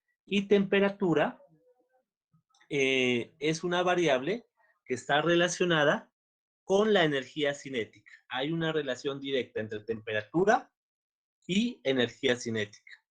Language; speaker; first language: Spanish; native; Spanish